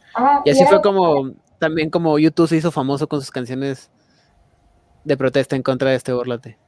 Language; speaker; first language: Spanish; native; Spanish